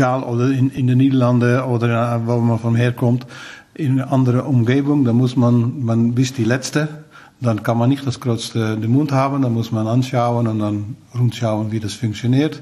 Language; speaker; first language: German; non-native, learner; Dutch